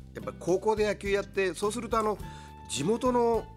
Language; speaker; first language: Japanese; native; Japanese